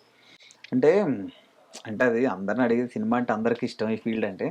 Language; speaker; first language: Telugu; native; Telugu